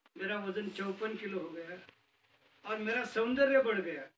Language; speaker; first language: Hindi; non-native, local second language; Marathi